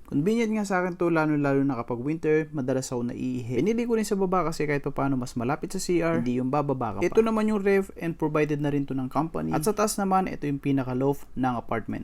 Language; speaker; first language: Filipino; native; Filipino